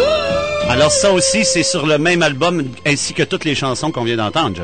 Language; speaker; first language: French; native; French